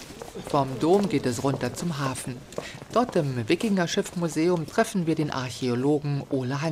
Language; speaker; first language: German; native; German